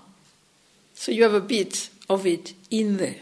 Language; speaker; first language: English; non-native, fluent; French